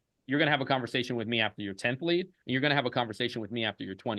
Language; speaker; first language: English; native; English